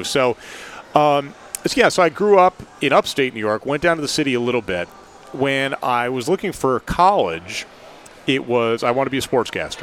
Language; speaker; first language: English; native; English